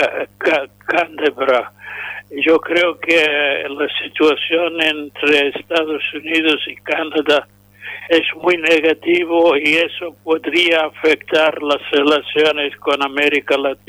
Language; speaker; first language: Spanish; non-native, fluent; English